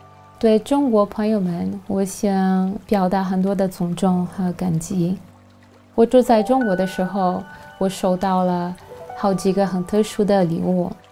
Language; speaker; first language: Chinese; non-native, fluent; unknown